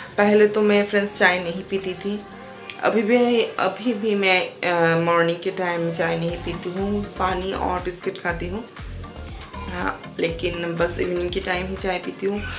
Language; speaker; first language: Hindi; non-native, local second language; Bangla